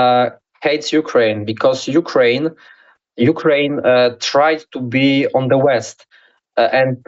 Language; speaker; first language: English; non-native, learner; Polish